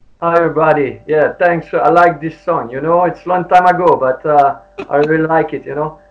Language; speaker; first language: English; non-native, learner; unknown